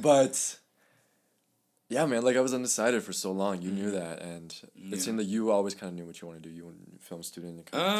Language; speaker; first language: English; early bilingual, other home language; Spanish